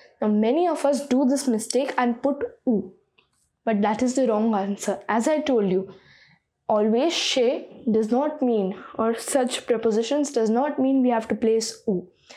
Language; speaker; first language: English; non-native, local second language; Hindi